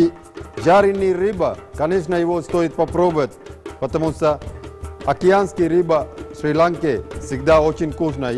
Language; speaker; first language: Russian; non-native, fluent; Sinhala